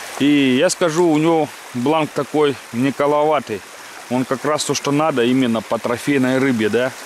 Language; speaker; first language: Russian; native; Russian